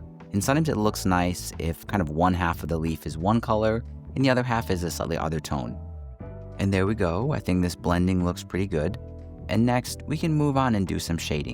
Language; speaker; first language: English; native; English